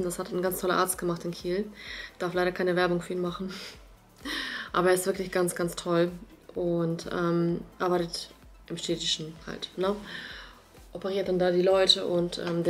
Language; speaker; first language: German; native; German